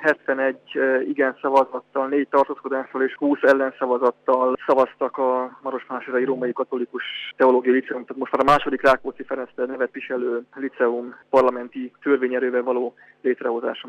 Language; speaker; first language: Hungarian; native; Hungarian